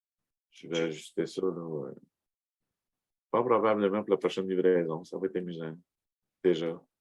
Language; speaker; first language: French; native; French